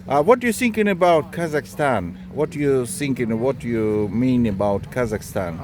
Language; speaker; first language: English; non-native, learner; Kazakh